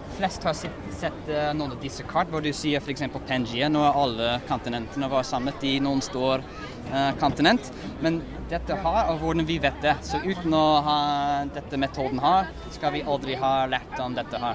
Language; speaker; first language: Norwegian; non-native, learner; English